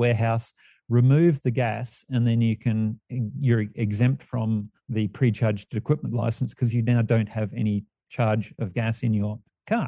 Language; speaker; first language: English; native; English